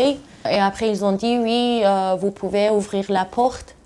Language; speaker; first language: French; non-native, learner; Persian